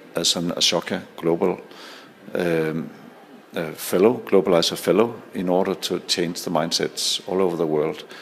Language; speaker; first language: English; non-native, fluent; Danish